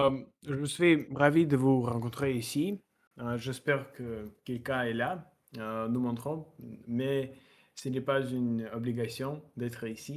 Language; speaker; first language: French; non-native, learner; Russian